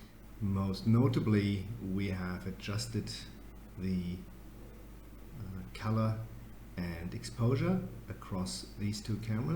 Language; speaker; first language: English; native; English